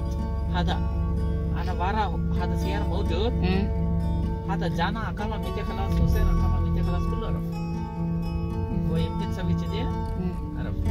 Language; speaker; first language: Arabic; non-native, learner; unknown